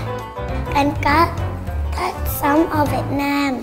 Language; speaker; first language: Vietnamese; early bilingual, other home language; English